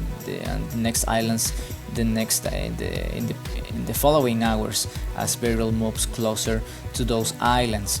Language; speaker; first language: English; non-native, fluent; Spanish